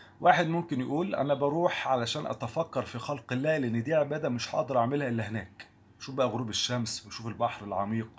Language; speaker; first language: Arabic; native; Arabic